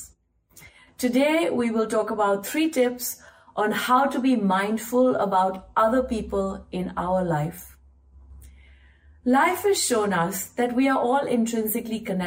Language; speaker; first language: English; non-native, local second language; Hindi